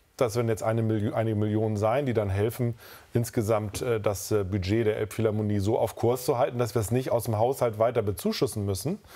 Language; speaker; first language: German; native; German